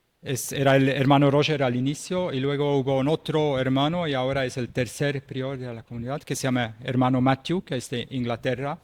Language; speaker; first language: Spanish; non-native, fluent; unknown